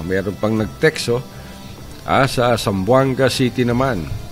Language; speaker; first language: Filipino; non-native, local second language; Chavacano